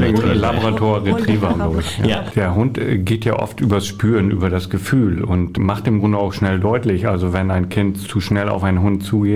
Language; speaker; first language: German; native; German